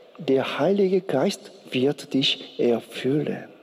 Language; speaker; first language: German; non-native, learner; Korean